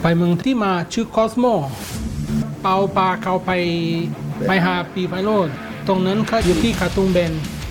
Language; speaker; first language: Thai; non-native, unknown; Portuguese